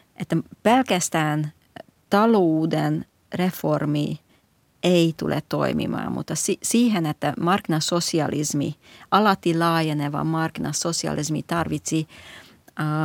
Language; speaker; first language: Finnish; non-native, fluent; Hungarian